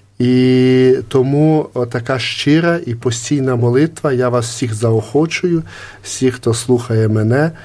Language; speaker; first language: Ukrainian; native; Ukrainian